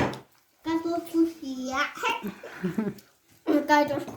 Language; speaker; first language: Russian; non-native, local second language; Chechen